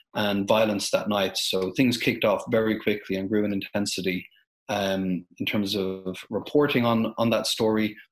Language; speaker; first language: English; native; English